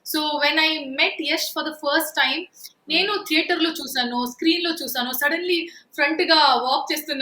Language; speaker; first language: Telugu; non-native, local second language; Kannada